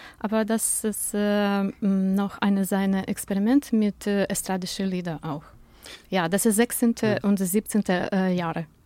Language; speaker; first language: German; non-native, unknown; Ukrainian